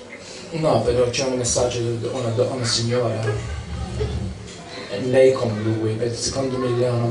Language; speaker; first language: Italian; non-native, learner; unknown